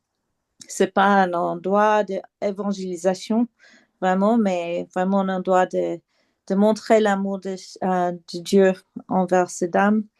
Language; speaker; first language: French; non-native, fluent; English